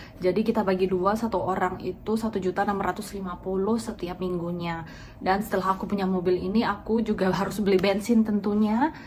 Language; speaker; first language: Indonesian; native; Indonesian